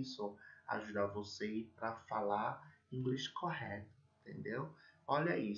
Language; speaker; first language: Portuguese; non-native, fluent; English